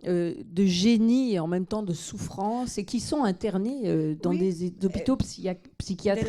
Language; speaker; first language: French; native; French